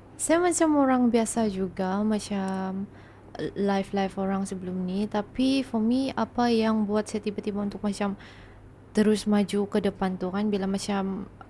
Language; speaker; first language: Malay; native; Malay